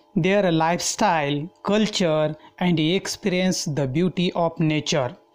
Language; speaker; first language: English; non-native, local second language; Marathi